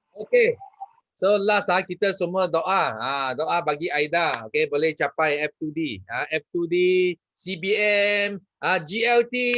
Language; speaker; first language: Malay; non-native, local second language; Chinese